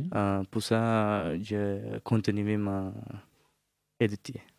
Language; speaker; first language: French; non-native, fluent; Sinhala